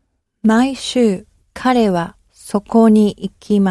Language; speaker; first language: Japanese; non-native, learner; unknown